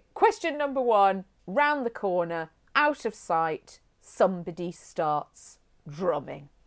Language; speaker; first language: English; native; English